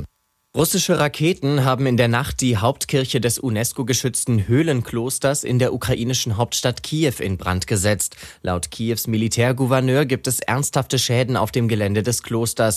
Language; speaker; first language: German; native; German